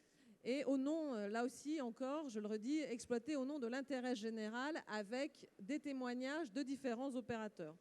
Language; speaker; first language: French; native; French